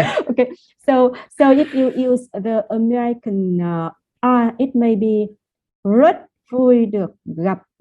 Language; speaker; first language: English; non-native, fluent; Vietnamese